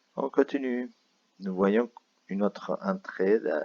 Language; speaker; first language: French; non-native, fluent; Spanish